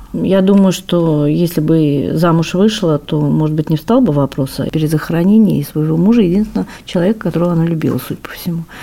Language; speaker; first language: Russian; native; Russian